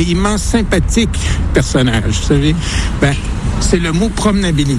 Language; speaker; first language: French; native; French